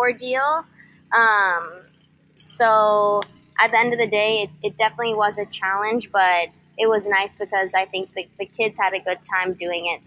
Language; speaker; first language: English; native; English